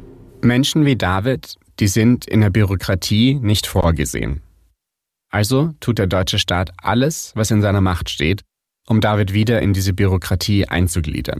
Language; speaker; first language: German; native; German